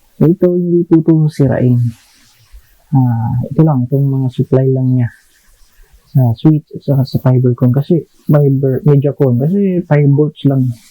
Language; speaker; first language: Filipino; non-native, local second language; Cebuano